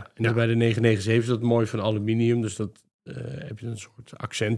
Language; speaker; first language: Dutch; native; Dutch